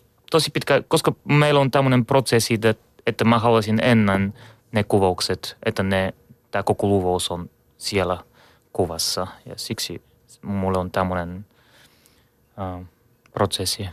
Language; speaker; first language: Finnish; non-native, learner; Bulgarian